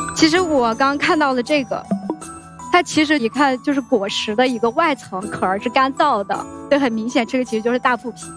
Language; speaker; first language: Chinese; non-native, local second language; Uyghur